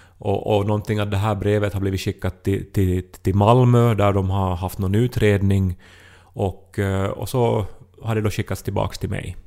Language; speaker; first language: Swedish; native; Swedish